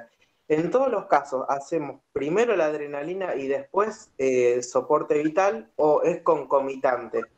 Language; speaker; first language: Spanish; native; Spanish